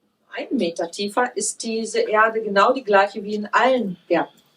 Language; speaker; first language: German; native; German